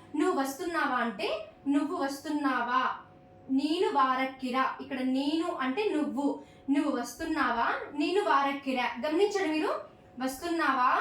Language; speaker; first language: Telugu; non-native, local second language; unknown